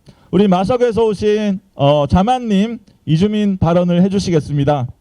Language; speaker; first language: Korean; native; Korean